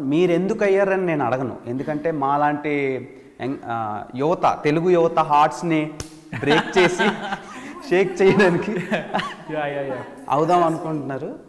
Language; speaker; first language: Telugu; native; Telugu